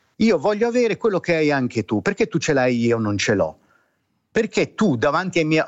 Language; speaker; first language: Italian; native; Italian